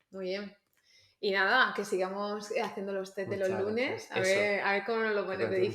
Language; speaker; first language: Spanish; native; Spanish